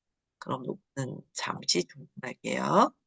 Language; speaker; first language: Korean; native; Korean